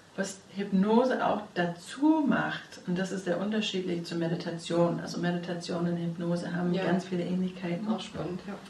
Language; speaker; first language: German; non-native, fluent; English